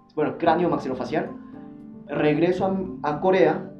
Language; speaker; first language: Spanish; non-native, fluent; Korean